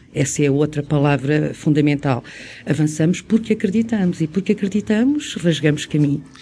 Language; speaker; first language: Portuguese; native; Portuguese